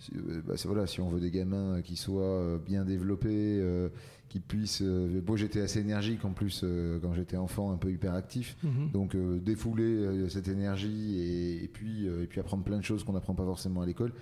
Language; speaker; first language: French; native; French